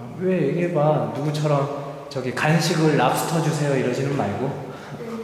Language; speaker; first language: Korean; native; Korean